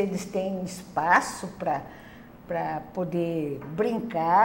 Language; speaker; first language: Portuguese; non-native, local second language; German